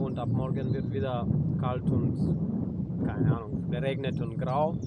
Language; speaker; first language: German; non-native, fluent; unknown